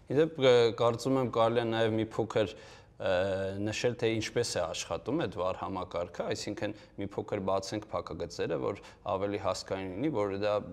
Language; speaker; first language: Armenian; native; Armenian